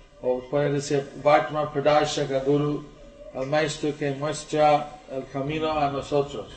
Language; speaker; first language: Spanish; non-native, learner; English